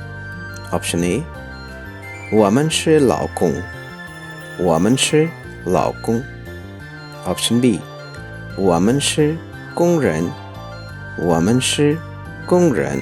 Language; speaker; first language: Chinese; non-native, fluent; Urdu